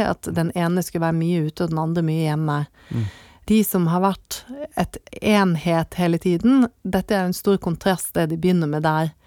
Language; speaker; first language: Norwegian; native; Norwegian